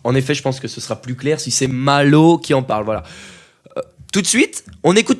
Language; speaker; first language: French; native; French